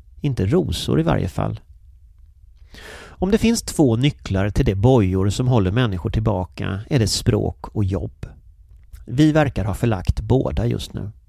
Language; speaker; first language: Swedish; native; Swedish